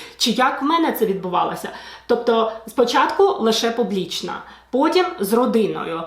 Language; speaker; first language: Ukrainian; non-native, local second language; Russian